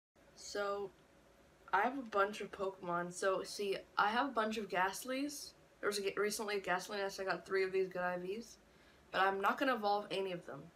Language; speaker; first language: English; native; English